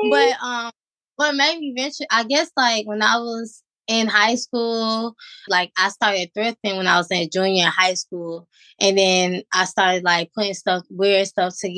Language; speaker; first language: English; native; English